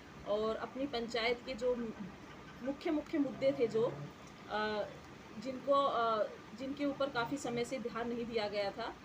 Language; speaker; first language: Hindi; native; Hindi